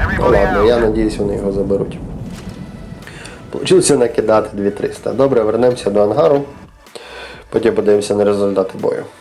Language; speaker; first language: Ukrainian; native; Ukrainian